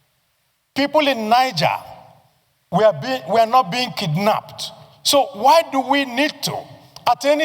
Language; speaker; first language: English; non-native, local second language; Igbo